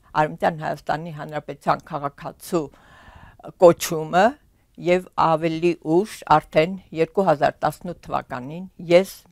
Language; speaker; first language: Armenian; native; Armenian